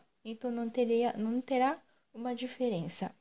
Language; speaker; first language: Portuguese; non-native, local second language; Japanese